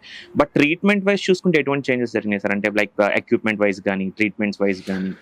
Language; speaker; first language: Telugu; native; Telugu